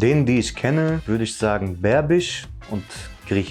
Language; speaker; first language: German; non-native, fluent; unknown